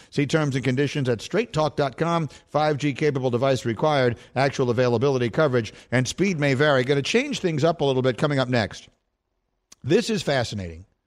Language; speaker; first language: English; native; English